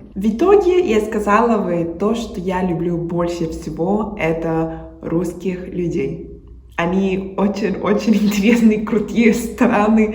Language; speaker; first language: Russian; non-native, learner; Spanish